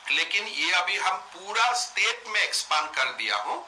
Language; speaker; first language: Hindi; non-native, local second language; Assamese